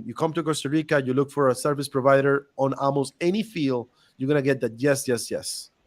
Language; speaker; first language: English; non-native, fluent; Spanish